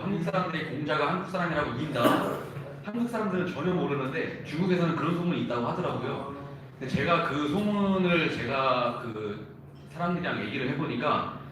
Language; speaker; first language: Korean; native; Korean